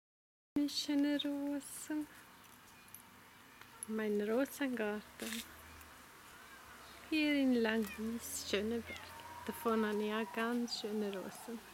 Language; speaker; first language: German; non-native, learner; Swedish